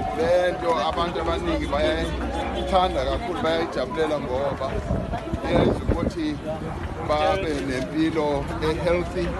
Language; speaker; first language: Zulu; non-native, local second language; Venda